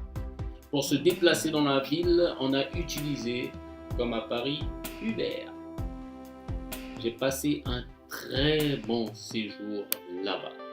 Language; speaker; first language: French; non-native, fluent; Japanese